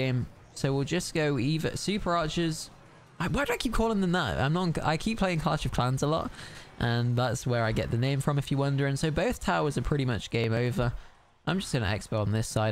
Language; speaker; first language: English; native; English